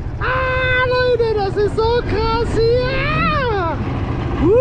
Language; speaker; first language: German; native; German